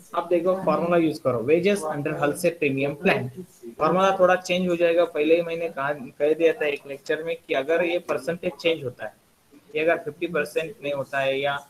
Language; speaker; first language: Hindi; non-native, local second language; Marathi